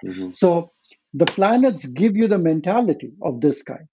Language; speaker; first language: English; non-native, local second language; Marathi